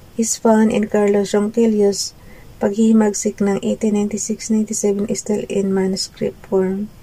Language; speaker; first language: English; non-native, local second language; Filipino